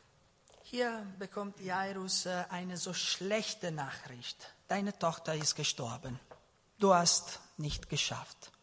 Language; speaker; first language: German; non-native, learner; Italian